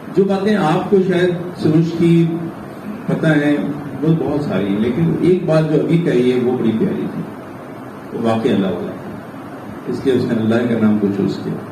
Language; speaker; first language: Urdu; non-native, local second language; Pashto